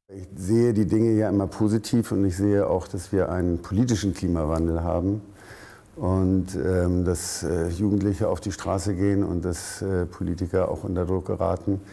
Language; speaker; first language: German; native; German